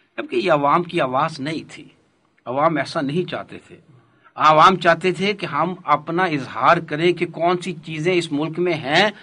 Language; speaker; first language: Hindi; native; Hindi